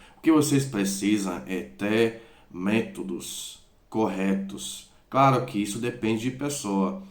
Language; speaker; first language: Portuguese; non-native, fluent; Croatian